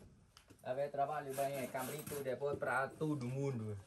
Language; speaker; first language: Portuguese; non-native, learner; Vietnamese